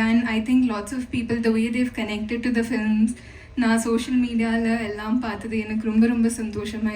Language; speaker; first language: Tamil; non-native, fluent; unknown